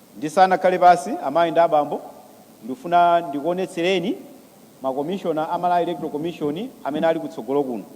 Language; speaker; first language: Nyanja; native; Nyanja